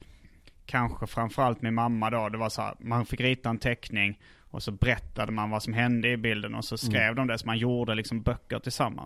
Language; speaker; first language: Swedish; native; Swedish